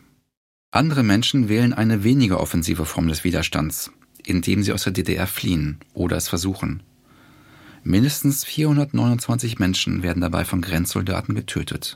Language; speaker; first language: German; native; German